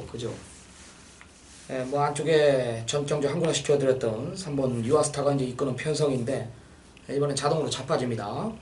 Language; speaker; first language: Korean; native; Korean